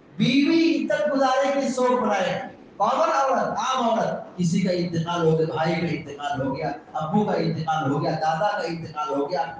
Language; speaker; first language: Urdu; native; Urdu